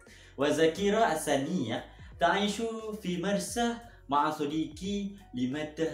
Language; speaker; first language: Arabic; non-native, learner; Malay